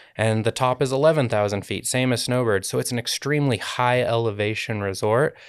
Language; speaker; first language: English; native; English